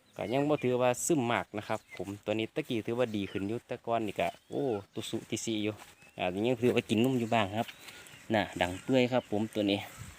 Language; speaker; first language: Thai; native; Thai